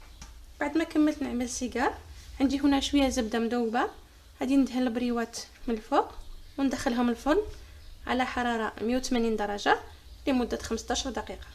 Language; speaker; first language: Arabic; native; Arabic